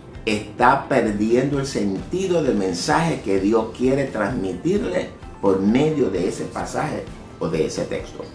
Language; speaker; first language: Spanish; native; Spanish